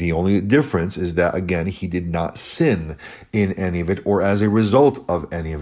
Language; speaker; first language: English; native; English